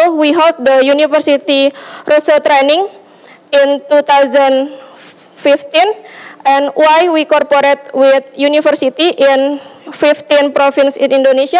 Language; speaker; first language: English; non-native, learner; Indonesian